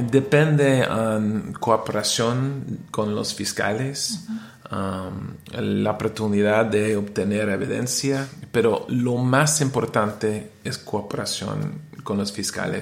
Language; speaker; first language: Spanish; non-native, learner; English